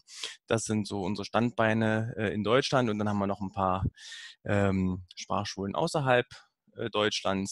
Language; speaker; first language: German; native; German